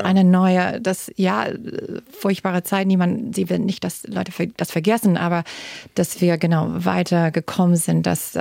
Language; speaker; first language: German; non-native, fluent; English